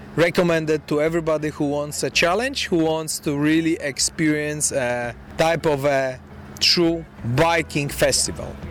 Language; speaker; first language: English; non-native, fluent; Polish